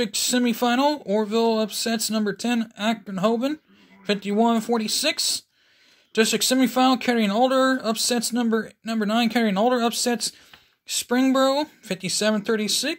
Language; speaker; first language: English; native; English